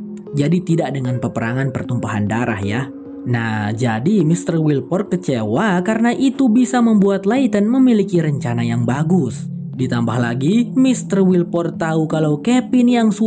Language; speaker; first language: Indonesian; native; Indonesian